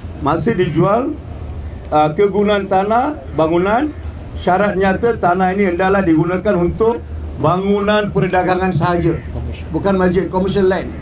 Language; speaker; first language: Malay; non-native, local second language; Tamil